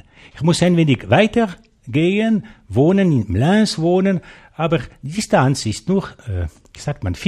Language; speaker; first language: German; non-native, local second language; French